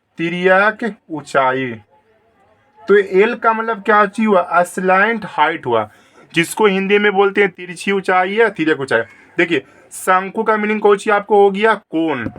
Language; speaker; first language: Hindi; native; Hindi